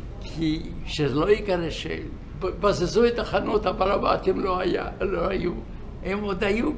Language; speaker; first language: Hebrew; non-native, fluent; Yiddish